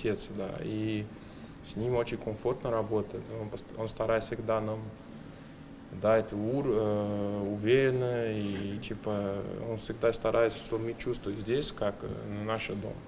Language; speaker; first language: Russian; non-native, fluent; Portuguese